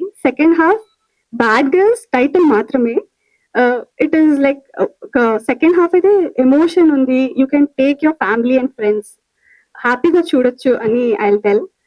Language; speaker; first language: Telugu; non-native, learner; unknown